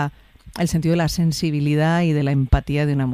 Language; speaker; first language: Spanish; native; Spanish